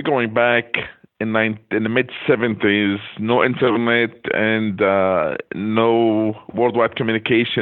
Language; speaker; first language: English; non-native, fluent; Hebrew